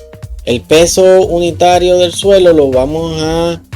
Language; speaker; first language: Spanish; native; Spanish